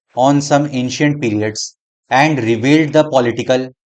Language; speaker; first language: English; non-native, local second language; Hindi